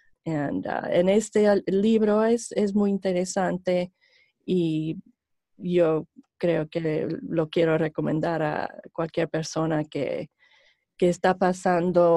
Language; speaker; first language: Spanish; non-native, fluent; English